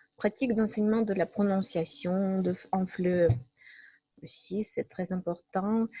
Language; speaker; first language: French; non-native, fluent; Russian